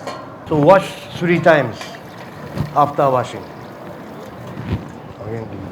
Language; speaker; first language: English; non-native, learner; Japanese